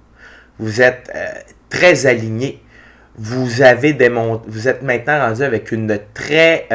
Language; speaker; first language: French; native; French